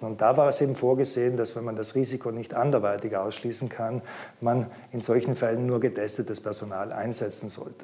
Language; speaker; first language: German; native; German